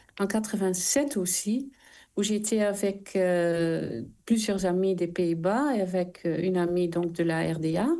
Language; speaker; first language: French; non-native, fluent; Dutch